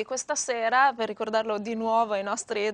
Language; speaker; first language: Italian; native; Italian